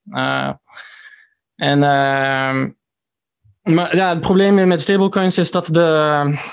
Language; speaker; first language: Dutch; early bilingual, heritage; Dutch